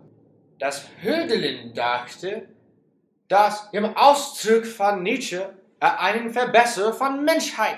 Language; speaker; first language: German; non-native, learner; English